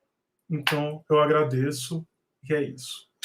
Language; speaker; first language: Portuguese; native; Portuguese